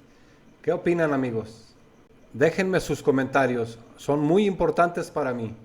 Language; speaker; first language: Spanish; native; Spanish